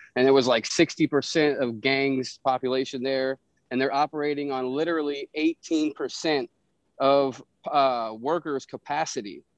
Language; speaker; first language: English; native; English